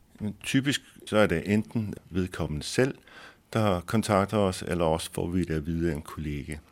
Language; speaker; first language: Danish; native; Danish